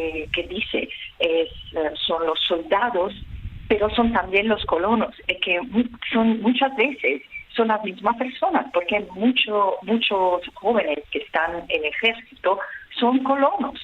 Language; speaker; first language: Spanish; non-native, fluent; Italian